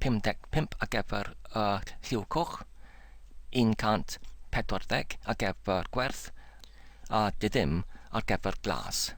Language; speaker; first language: Welsh; non-native, learner; English